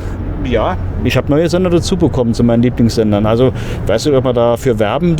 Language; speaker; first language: German; native; German